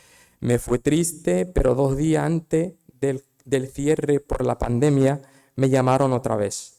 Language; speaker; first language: Spanish; non-native, fluent; Arabic